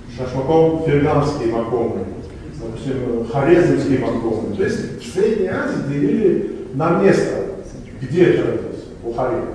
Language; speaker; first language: Russian; non-native, local second language; Tajik